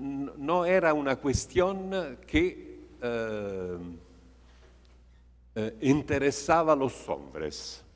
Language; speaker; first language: Spanish; non-native, fluent; Italian